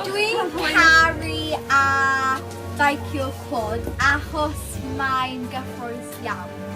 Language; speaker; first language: Welsh; non-native, local second language; English